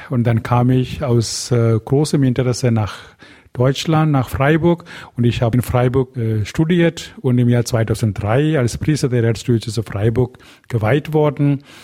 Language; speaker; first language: German; non-native, fluent; Tamil